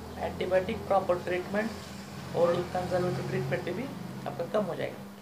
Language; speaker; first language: Hindi; native; Hindi